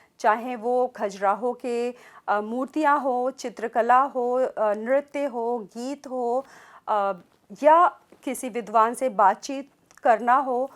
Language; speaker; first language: Hindi; native; Hindi